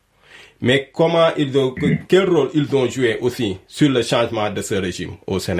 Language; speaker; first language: French; non-native, local second language; Wolof